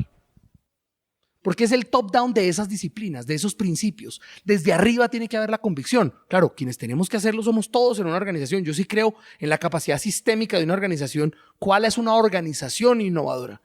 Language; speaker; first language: Spanish; native; Spanish